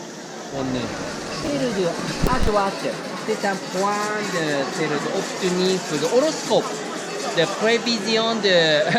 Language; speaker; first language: French; non-native, learner; Japanese